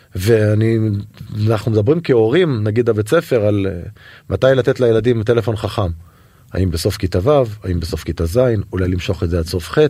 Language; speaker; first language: Hebrew; native; Hebrew